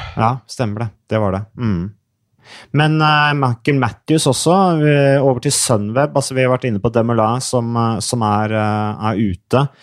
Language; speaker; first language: Norwegian; native; Norwegian